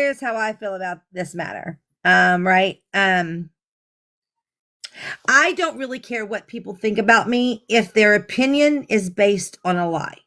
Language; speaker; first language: English; native; English